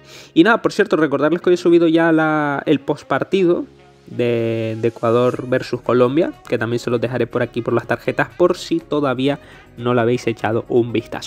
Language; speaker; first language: Spanish; native; Spanish